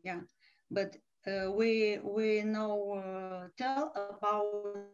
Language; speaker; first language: English; non-native, learner; Romanian